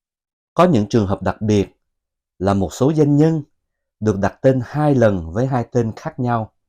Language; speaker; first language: Vietnamese; native; Vietnamese